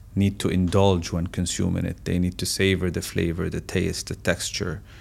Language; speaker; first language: English; non-native, fluent; Arabic